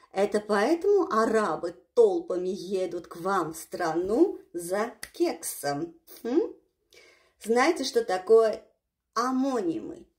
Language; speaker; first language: Russian; non-native, local second language; Armenian